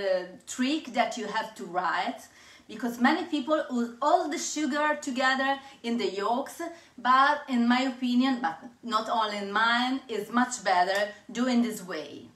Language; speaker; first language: English; non-native, fluent; Italian